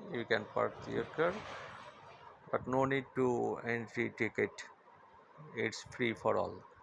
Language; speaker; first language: English; non-native, local second language; Bangla